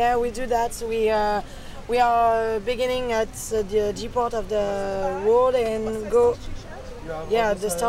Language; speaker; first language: English; non-native, learner; French